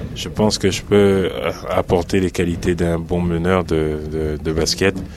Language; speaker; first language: French; native; French